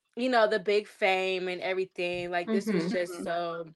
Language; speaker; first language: English; native; English